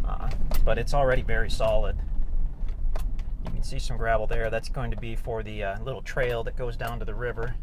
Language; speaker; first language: English; native; English